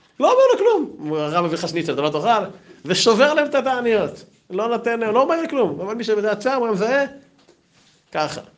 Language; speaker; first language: Hebrew; native; Hebrew